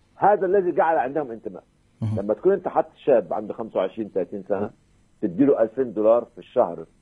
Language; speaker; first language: Arabic; native; Arabic